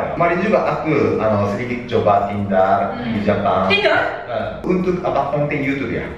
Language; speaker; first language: Indonesian; non-native, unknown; Japanese